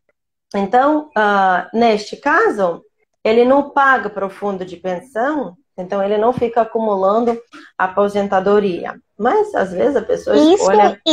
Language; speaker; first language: Portuguese; non-native, fluent; Russian